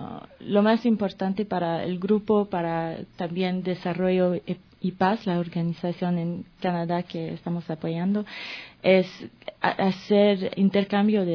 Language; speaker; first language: Spanish; non-native, fluent; French